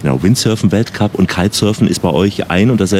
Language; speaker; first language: German; native; German